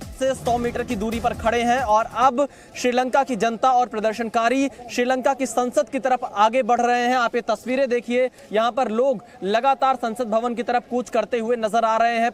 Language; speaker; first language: Hindi; native; Hindi